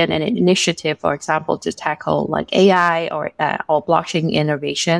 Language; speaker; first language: English; non-native, local second language; Cantonese